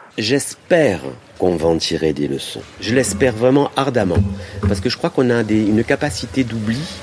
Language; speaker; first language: French; native; French